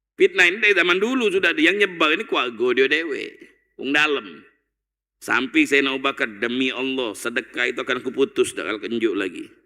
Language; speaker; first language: Malay; native; Malay